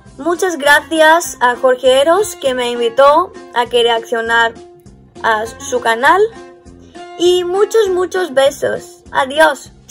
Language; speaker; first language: Spanish; non-native, learner; Greek